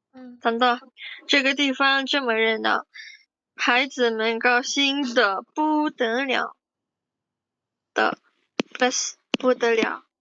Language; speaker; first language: Chinese; non-native, fluent; Indonesian